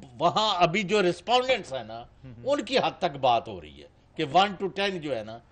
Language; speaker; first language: Urdu; non-native, local second language; Punjabi